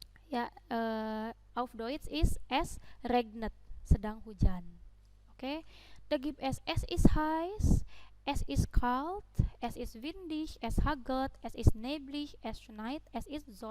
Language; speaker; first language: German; non-native, fluent; Indonesian